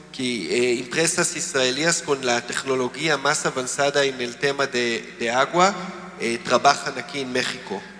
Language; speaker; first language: Spanish; non-native, learner; Hebrew